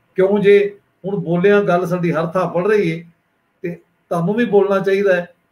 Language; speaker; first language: Punjabi; native; Punjabi